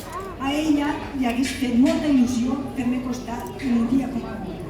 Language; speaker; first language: Catalan; native; Catalan